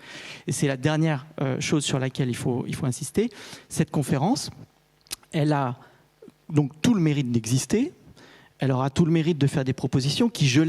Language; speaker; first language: French; native; French